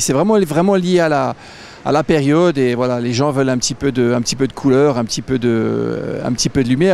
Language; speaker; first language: French; native; French